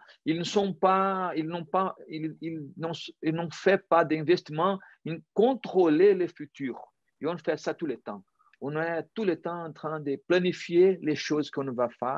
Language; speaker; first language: French; non-native, fluent; Portuguese